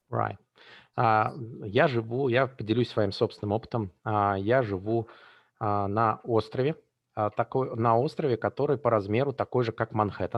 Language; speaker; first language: Russian; native; Russian